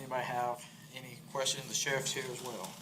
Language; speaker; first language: English; native; English